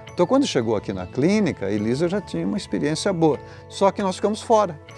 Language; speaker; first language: Portuguese; native; Portuguese